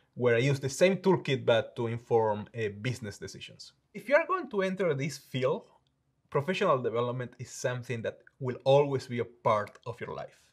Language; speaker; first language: English; non-native, fluent; Spanish